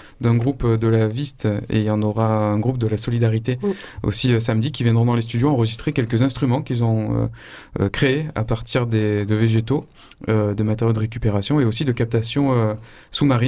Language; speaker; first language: French; native; French